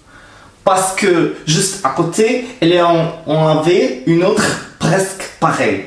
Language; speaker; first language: French; non-native, learner; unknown